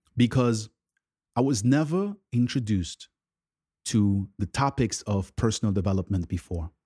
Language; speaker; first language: English; early bilingual, other home language; French